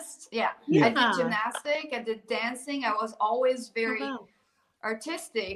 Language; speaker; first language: English; non-native, fluent; French